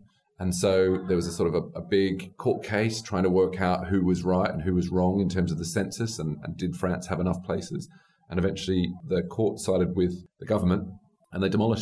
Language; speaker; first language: English; native; English